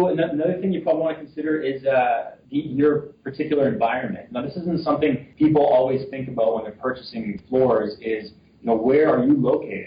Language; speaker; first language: English; native; English